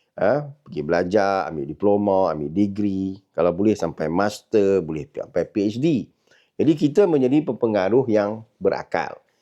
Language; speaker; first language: Malay; native; Malay